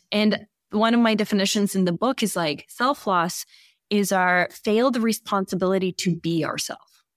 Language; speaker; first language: English; early bilingual, other home language; Bosnian